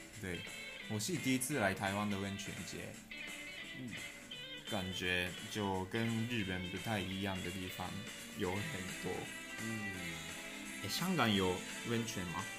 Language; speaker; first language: Chinese; non-native, learner; Japanese